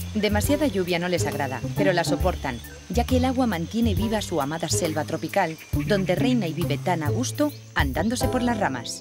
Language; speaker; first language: Spanish; native; Spanish